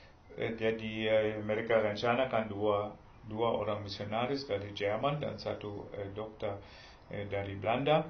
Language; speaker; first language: Indonesian; non-native, fluent; German